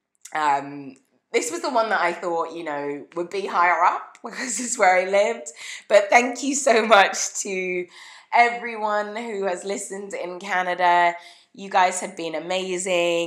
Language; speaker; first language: English; native; English